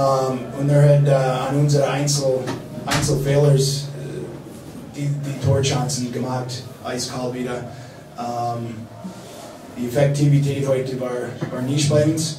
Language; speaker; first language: German; non-native, fluent; English